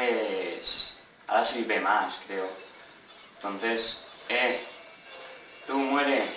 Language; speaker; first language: Spanish; native; Spanish